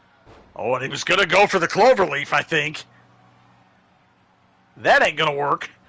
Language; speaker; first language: English; native; English